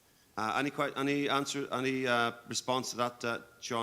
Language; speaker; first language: English; native; English